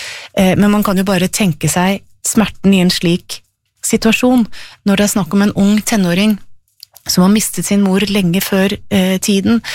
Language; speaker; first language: Norwegian; native; Norwegian